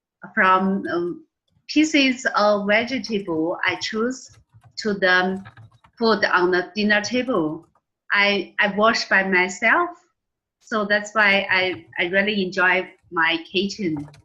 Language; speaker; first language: English; non-native, learner; Chinese